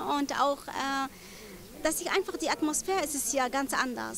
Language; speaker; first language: German; non-native, learner; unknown